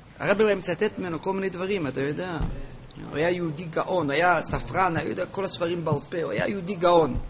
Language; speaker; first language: Hebrew; native; Hebrew